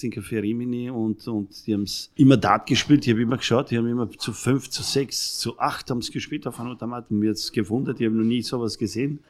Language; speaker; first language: German; non-native, fluent; Serbian